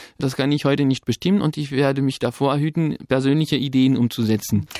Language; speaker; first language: German; non-native, fluent; French